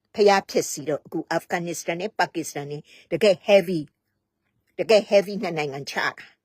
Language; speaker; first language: Burmese; native; Burmese